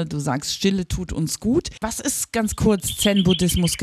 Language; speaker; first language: German; native; German